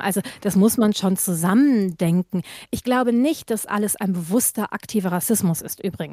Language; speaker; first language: German; native; German